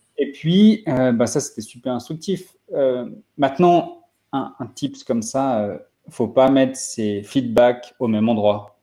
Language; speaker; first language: French; native; French